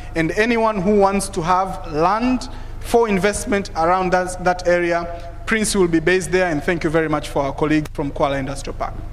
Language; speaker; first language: English; non-native, local second language; Swahili